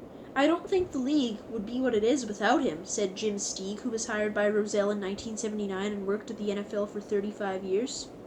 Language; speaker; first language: English; native; English